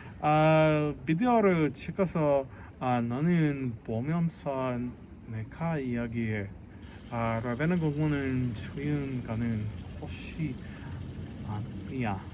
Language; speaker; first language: Korean; non-native, learner; English